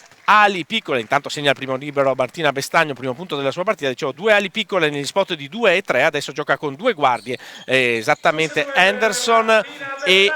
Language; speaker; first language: Italian; native; Italian